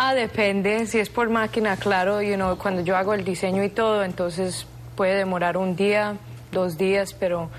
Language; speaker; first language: Spanish; early bilingual, heritage; Spanish